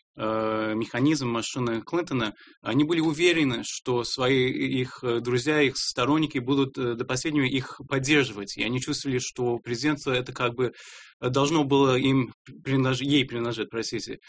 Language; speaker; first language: Russian; non-native, fluent; English